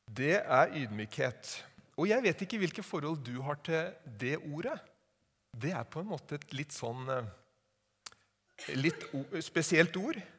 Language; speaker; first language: Norwegian; native; Norwegian